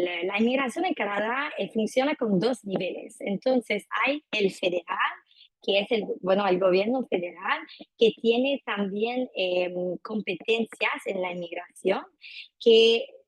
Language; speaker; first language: Spanish; non-native, fluent; French